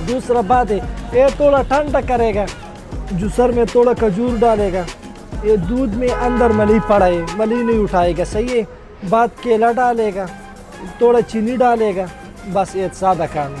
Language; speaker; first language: Hindi; non-native, learner; Pashto